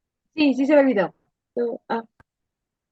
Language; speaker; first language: Spanish; native; Spanish